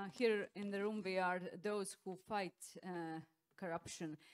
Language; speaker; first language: English; non-native, fluent; Latvian